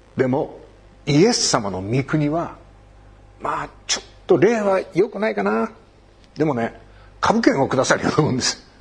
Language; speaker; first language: Japanese; native; Japanese